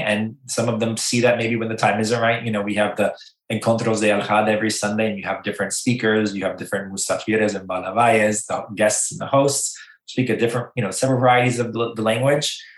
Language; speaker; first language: English; native; English